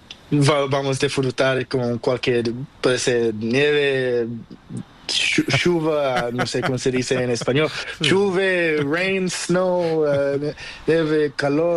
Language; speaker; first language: Spanish; non-native, learner; Portuguese